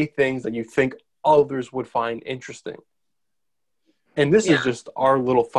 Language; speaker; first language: English; native; English